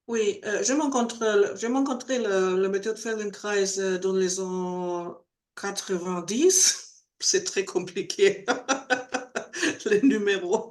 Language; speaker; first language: French; non-native, learner; Spanish